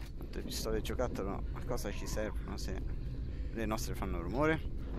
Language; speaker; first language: Italian; native; Italian